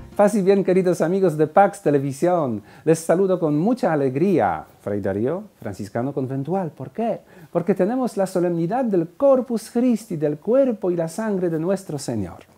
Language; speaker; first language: Spanish; non-native, fluent; Polish